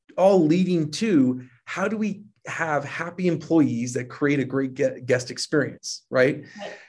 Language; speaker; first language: English; native; English